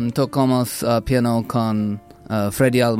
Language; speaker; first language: Spanish; non-native, learner; English